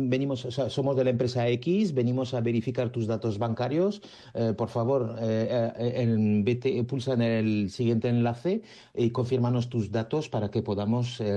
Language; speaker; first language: Spanish; native; Spanish